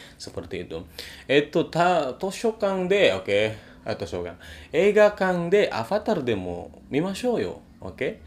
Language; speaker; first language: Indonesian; native; Indonesian